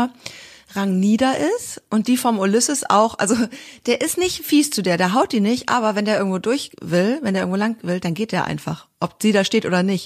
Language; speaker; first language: German; native; German